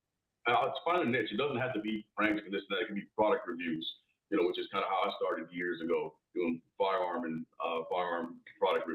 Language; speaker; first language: English; native; English